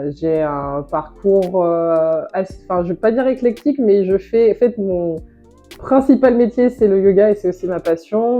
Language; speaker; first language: French; native; French